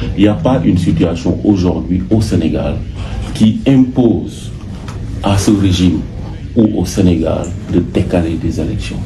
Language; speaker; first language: French; non-native, local second language; Wolof